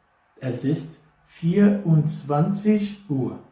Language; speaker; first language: German; non-native, fluent; English